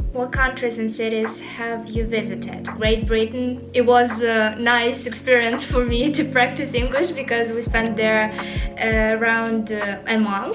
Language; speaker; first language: English; non-native, learner; Ukrainian